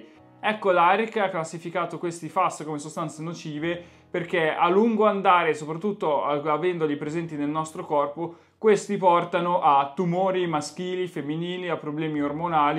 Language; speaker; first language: Italian; native; Italian